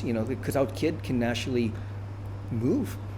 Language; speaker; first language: English; early bilingual, other home language; Thai